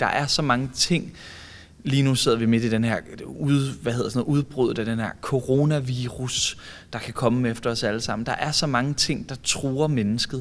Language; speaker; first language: Danish; native; Danish